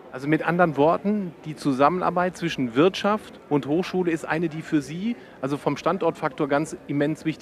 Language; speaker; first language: German; native; German